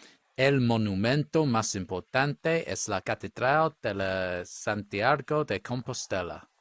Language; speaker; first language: Spanish; non-native, learner; English